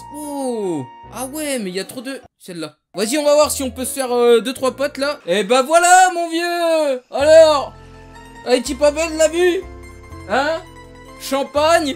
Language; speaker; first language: French; native; French